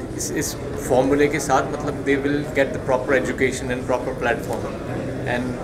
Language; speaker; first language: Hindi; native; Hindi